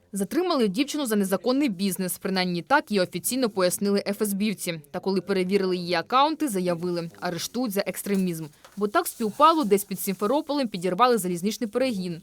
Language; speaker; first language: Ukrainian; native; Ukrainian